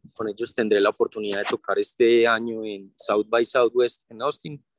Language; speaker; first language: Spanish; native; Spanish